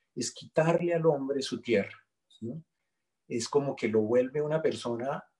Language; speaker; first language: Spanish; native; Spanish